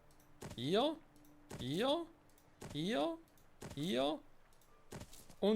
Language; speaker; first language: German; native; German